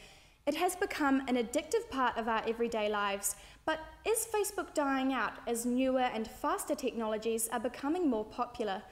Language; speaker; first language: English; native; English